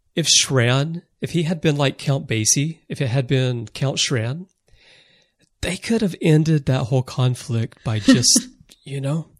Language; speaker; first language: English; native; English